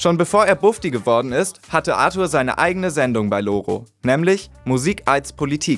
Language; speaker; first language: German; native; German